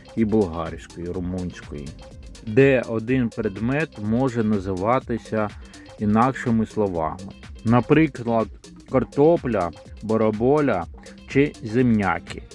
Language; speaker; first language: Ukrainian; non-native, local second language; Russian